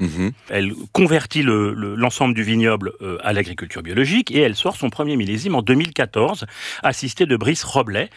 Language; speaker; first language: French; native; French